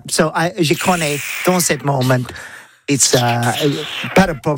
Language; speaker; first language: French; non-native, learner; English